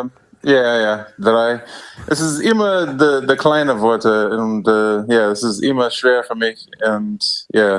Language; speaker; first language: German; non-native, learner; English